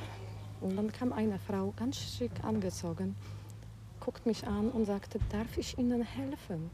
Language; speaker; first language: German; non-native, fluent; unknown